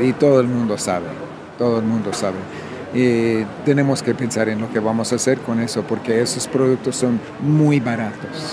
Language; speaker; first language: Spanish; non-native, fluent; English